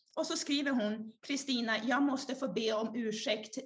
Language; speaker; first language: Swedish; early bilingual, other home language; Portuguese